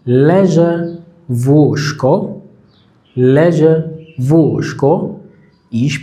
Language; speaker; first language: Polish; non-native, learner; Arabic